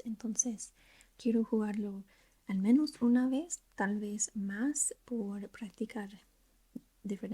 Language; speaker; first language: Spanish; non-native, learner; English